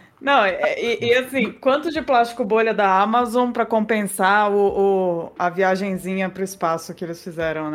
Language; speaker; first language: Portuguese; native; Portuguese